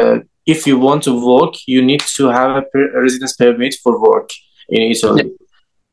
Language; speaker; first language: English; non-native, learner; Persian